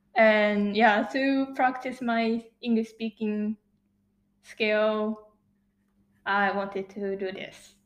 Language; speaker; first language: English; non-native, fluent; Japanese